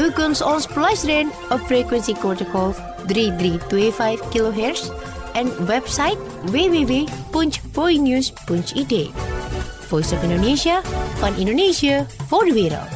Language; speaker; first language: Dutch; non-native, fluent; Indonesian